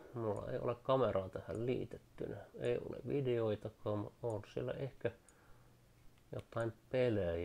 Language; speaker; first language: Finnish; native; Finnish